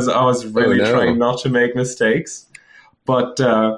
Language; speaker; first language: English; non-native, fluent; German